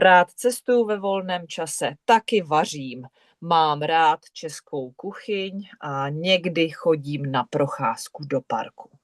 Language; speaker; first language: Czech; non-native, fluent; English